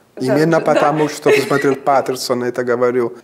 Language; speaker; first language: Russian; non-native, fluent; Italian